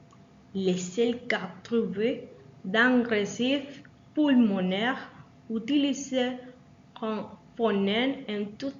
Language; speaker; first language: French; non-native, learner; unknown